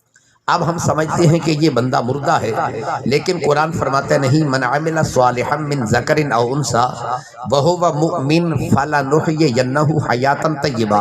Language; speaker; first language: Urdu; non-native, local second language; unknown